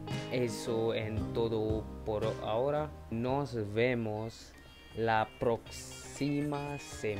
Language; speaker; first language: Spanish; non-native, learner; English